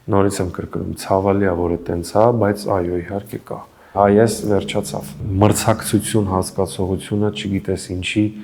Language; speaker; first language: Armenian; early bilingual, heritage; Armenian